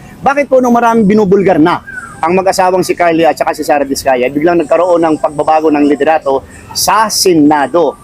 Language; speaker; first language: Filipino; native; Filipino